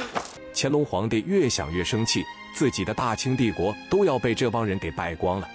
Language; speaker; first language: Chinese; native; Chinese